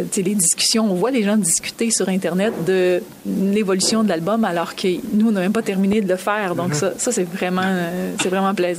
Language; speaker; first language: French; native; French